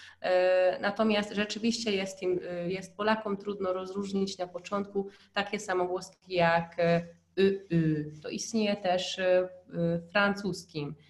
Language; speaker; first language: Polish; non-native, fluent; Hungarian